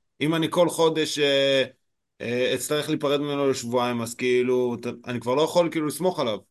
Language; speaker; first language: Hebrew; native; Hebrew